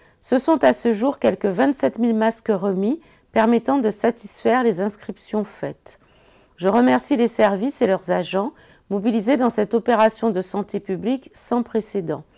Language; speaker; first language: French; native; French